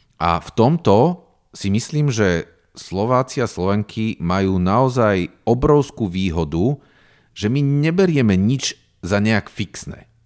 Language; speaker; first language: Slovak; native; Slovak